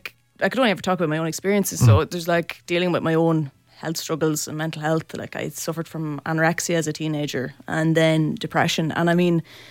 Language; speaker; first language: English; native; English